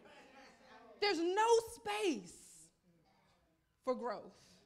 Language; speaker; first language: English; native; English